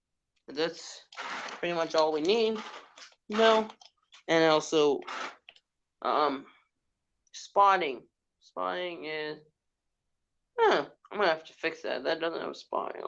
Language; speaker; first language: English; native; English